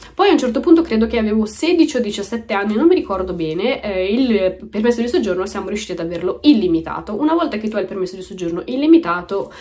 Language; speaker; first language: Italian; early bilingual, other home language; Romanian